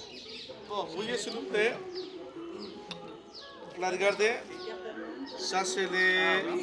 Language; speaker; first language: French; non-native, learner; Hindi